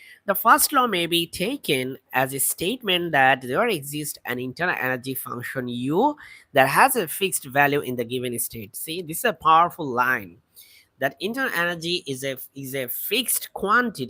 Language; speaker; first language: English; non-native, local second language; Bangla